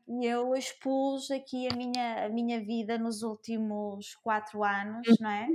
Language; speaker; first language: Portuguese; early bilingual, other home language; Spanish